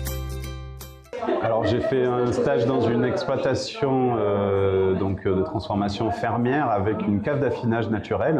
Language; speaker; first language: French; native; French